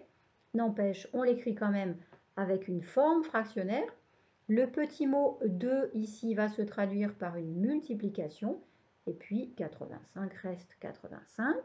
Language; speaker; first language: French; native; French